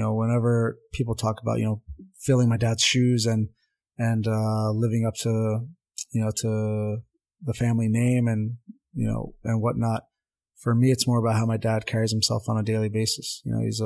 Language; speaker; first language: English; non-native, local second language; Armenian